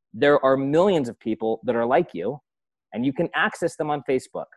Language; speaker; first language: English; early bilingual, other home language; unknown